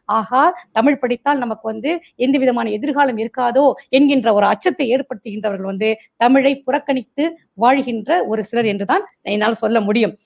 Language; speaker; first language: Tamil; non-native, local second language; Marathi